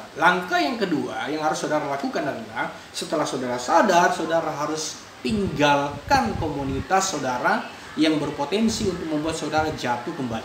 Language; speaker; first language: Indonesian; native; Indonesian